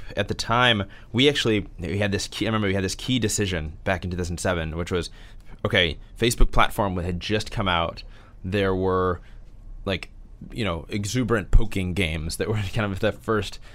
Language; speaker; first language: English; native; English